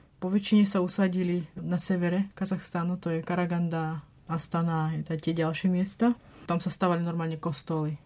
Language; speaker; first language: Slovak; non-native, fluent; Russian